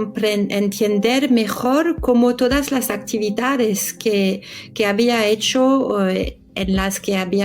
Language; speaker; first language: Spanish; non-native, fluent; French